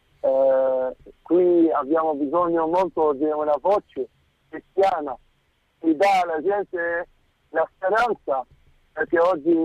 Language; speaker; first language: Italian; non-native, fluent; Arabic